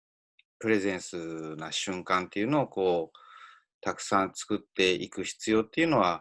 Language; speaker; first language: Japanese; native; Japanese